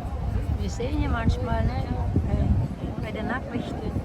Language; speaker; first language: German; non-native, fluent; Filipino